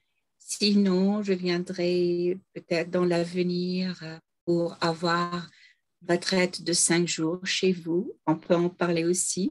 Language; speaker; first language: French; non-native, fluent; English